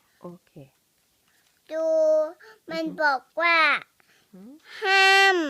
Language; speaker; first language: Thai; early bilingual, heritage; English